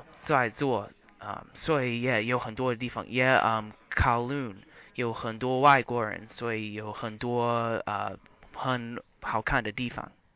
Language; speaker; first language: Chinese; non-native, learner; English